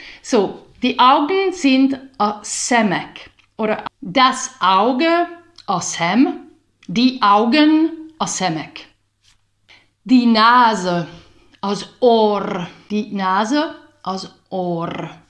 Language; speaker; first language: German; non-native, learner; Hungarian